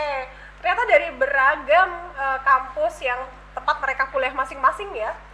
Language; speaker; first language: Indonesian; native; Indonesian